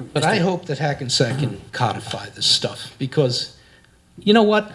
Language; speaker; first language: English; native; English